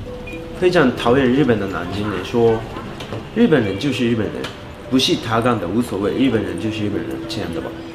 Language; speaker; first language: Chinese; non-native, learner; Japanese